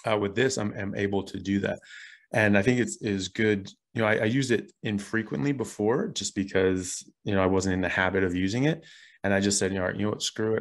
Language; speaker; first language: English; native; English